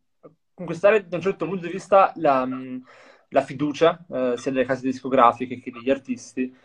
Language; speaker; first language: Italian; native; Italian